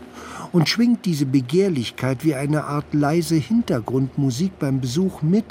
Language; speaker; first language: German; native; German